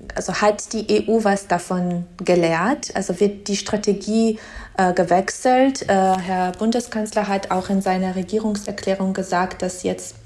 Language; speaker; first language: German; non-native, fluent; Georgian